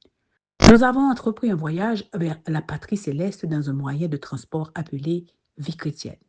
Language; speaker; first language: French; non-native, local second language; Haitian Creole